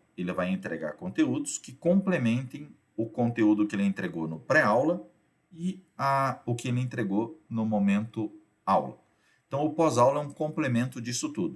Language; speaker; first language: Portuguese; native; Portuguese